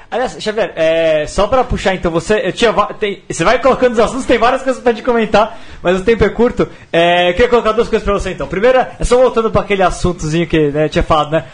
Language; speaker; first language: Portuguese; native; Portuguese